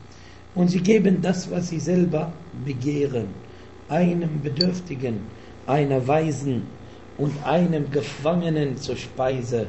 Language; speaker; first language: German; non-native, fluent; Arabic